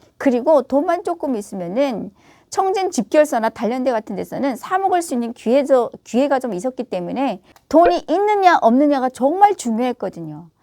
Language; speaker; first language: Korean; native; Korean